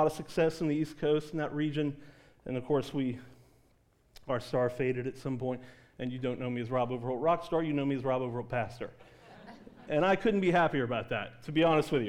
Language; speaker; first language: English; native; English